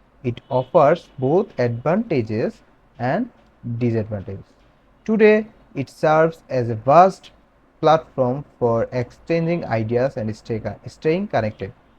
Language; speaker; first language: English; non-native, local second language; Bangla